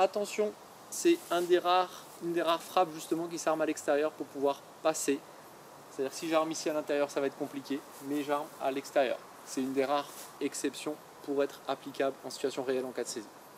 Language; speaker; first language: French; native; French